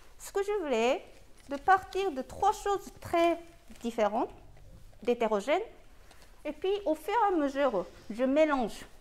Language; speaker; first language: French; non-native, fluent; Japanese